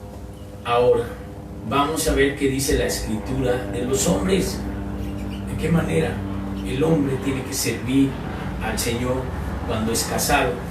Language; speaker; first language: Spanish; native; Spanish